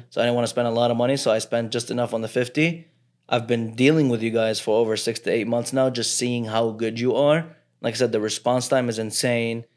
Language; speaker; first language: English; early bilingual, other home language; Arabic